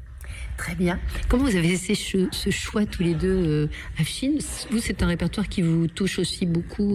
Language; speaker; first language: French; native; French